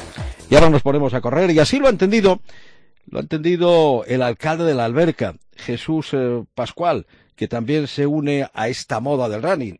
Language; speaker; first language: Spanish; native; Spanish